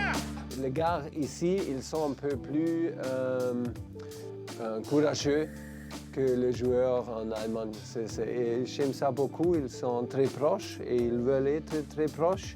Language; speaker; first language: French; non-native, fluent; German